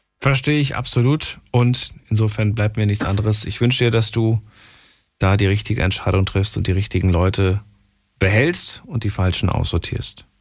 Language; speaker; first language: German; native; German